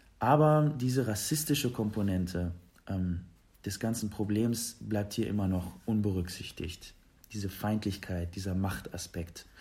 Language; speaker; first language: German; early bilingual, other home language; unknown